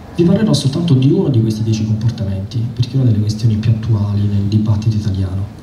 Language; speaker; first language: Italian; native; Italian